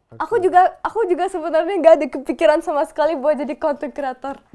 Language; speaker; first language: Indonesian; non-native, fluent; German